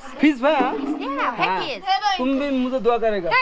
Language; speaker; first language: Hindi; non-native, learner; Bangla